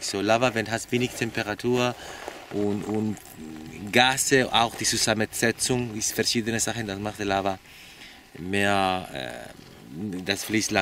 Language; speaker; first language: German; non-native, learner; Spanish